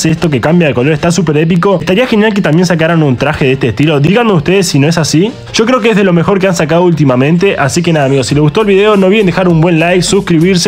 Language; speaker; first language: Spanish; native; Spanish